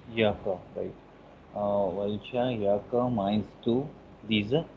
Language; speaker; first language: German; non-native, learner; Hindi